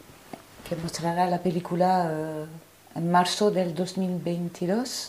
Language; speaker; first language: Spanish; non-native, fluent; French